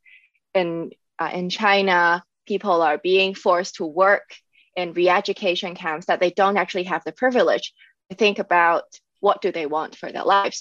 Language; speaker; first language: English; non-native, local second language; Cantonese